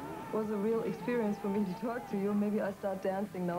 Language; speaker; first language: English; non-native, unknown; German